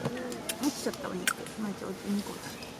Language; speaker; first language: Japanese; native; Japanese